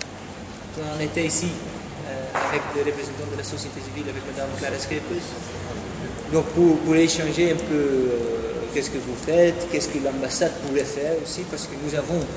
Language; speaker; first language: French; non-native, fluent; Dutch